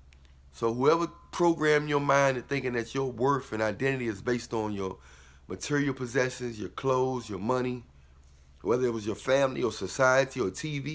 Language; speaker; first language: English; native; English